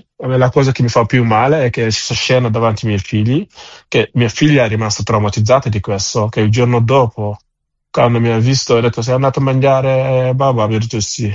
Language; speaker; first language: Italian; non-native, fluent; Wolof